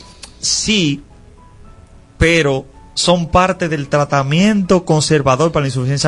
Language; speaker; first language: Spanish; native; Spanish